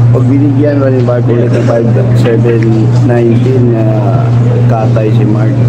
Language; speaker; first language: Filipino; non-native, local second language; Cebuano